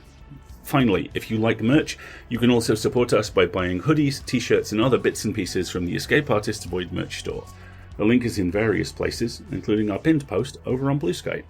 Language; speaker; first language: English; native; English